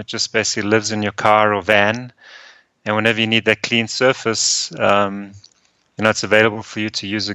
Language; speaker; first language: English; early bilingual, other home language; German